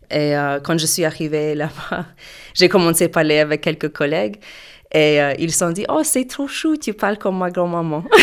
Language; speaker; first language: French; non-native, fluent; English